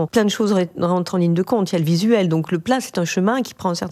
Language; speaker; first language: French; native; French